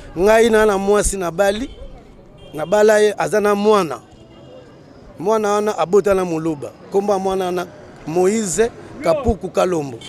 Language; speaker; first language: Lingala; non-native, local second language; Kongo